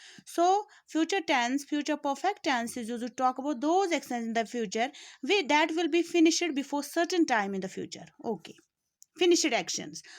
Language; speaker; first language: English; non-native, local second language; Urdu